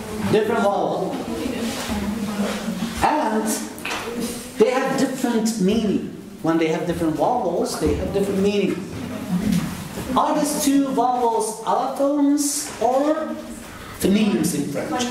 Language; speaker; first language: English; non-native, fluent; Turkish